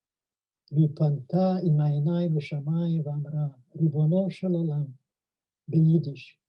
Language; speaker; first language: Hebrew; non-native, fluent; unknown